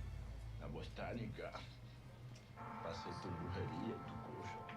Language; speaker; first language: Spanish; non-native, learner; English